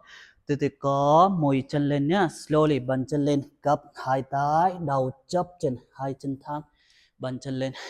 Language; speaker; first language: Vietnamese; non-native, learner; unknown